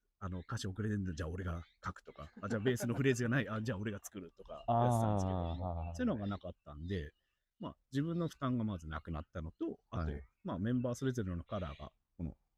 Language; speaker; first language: Japanese; native; Japanese